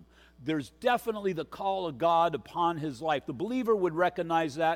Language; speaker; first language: English; native; English